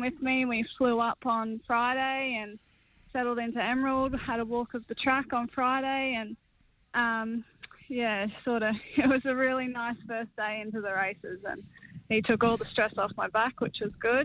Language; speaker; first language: English; native; English